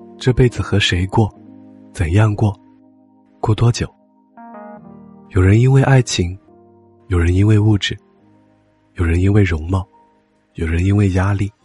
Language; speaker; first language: Chinese; native; Chinese